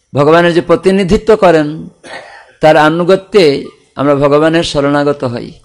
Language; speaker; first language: Bangla; non-native, fluent; Odia